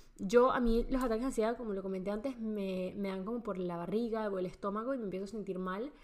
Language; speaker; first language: Spanish; native; Spanish